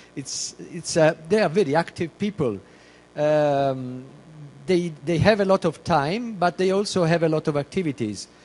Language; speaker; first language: English; non-native, fluent; Italian